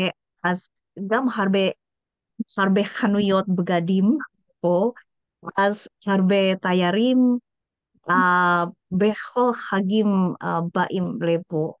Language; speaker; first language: Hebrew; non-native, learner; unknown